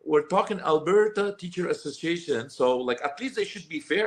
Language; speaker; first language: English; non-native, fluent; Arabic